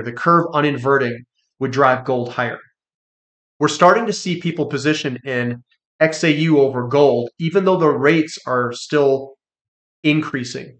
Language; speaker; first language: English; native; English